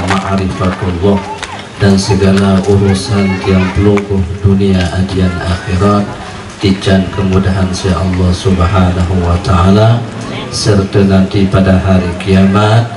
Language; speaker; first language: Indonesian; non-native, local second language; Sasak